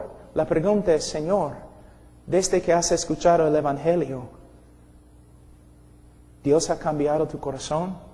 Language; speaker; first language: Spanish; non-native, fluent; English